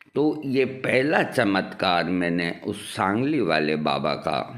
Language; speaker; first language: Hindi; native; Hindi